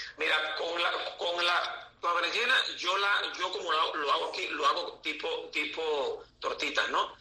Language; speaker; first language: Spanish; native; Spanish